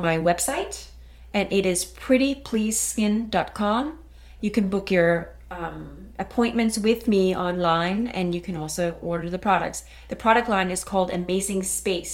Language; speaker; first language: English; non-native, fluent; Danish